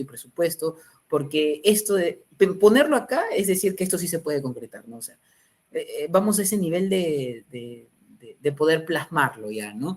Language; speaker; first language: Spanish; native; Spanish